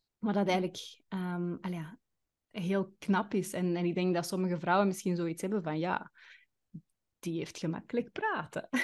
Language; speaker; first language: Dutch; native; Dutch